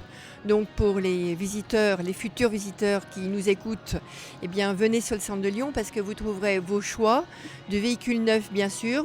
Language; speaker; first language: French; native; French